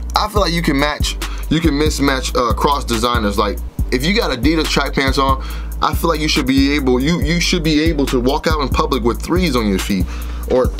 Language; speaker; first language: English; native; English